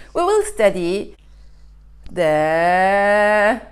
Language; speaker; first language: English; non-native, fluent; French